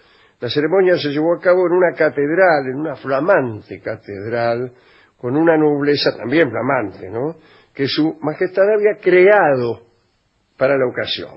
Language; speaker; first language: Spanish; native; Spanish